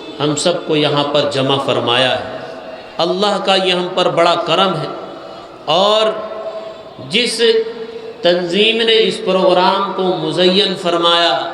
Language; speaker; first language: Urdu; native; Urdu